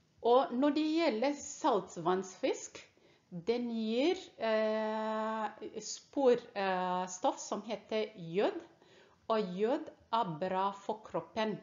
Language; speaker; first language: Norwegian; non-native, fluent; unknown